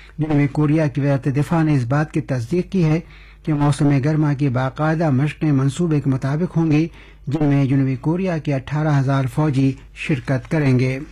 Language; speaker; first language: Urdu; native; Urdu